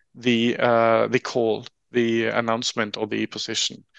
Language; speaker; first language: English; non-native, fluent; Norwegian